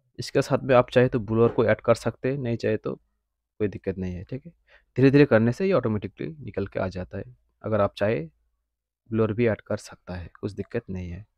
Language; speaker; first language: Hindi; non-native, local second language; Bangla